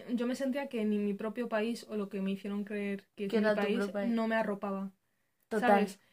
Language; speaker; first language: Spanish; early bilingual, other home language; Arabic